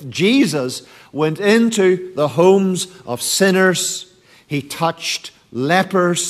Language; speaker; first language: English; native; English